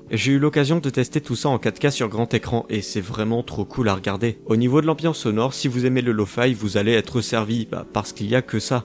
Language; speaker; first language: French; native; French